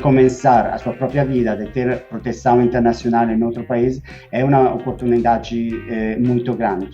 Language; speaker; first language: Portuguese; non-native, fluent; Spanish